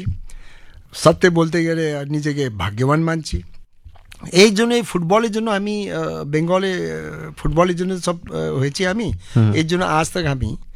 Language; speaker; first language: Bangla; non-native, local second language; Nepali